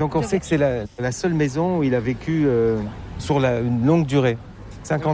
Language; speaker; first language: French; native; French